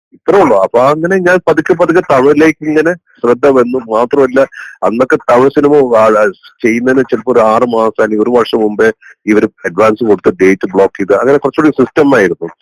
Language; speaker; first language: Malayalam; native; Malayalam